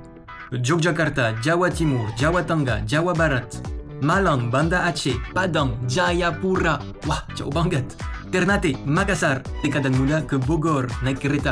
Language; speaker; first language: Indonesian; non-native, fluent; French